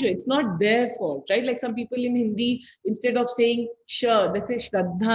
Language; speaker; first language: English; non-native, local second language; Hindi